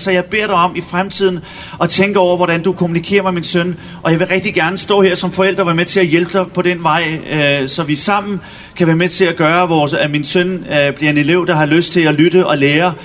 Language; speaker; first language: Danish; native; Danish